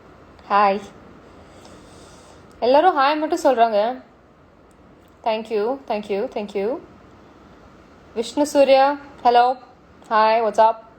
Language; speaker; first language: Tamil; non-native, fluent; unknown